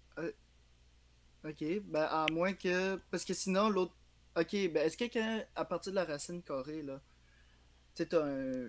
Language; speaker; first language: French; native; French